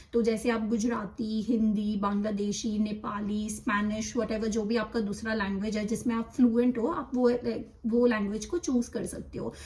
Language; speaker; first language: Hindi; non-native, local second language; Gujarati